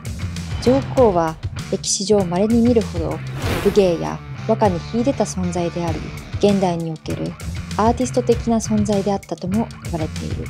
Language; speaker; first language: Japanese; native; Japanese